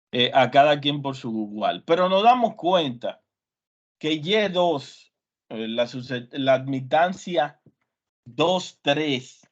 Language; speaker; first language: Spanish; native; Spanish